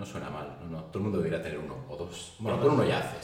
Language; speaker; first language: Spanish; native; Spanish